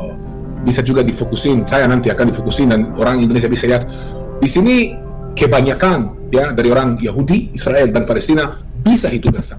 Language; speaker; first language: Indonesian; non-native, fluent; Hebrew